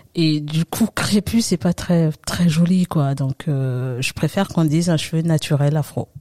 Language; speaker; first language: French; early bilingual, other home language; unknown